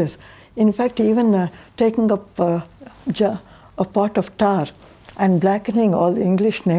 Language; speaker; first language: English; non-native, local second language; Tamil